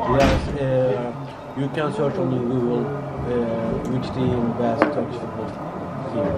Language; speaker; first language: English; non-native, learner; Turkish